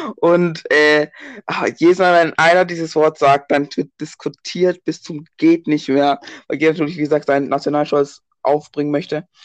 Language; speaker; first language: German; early bilingual, other home language; English